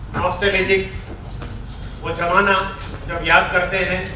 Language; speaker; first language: Hindi; non-native, local second language; Marathi